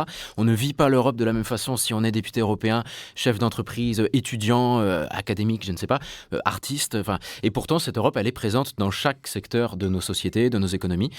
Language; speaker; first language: French; native; French